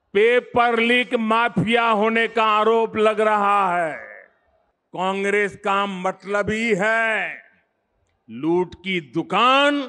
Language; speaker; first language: Hindi; non-native, local second language; Gujarati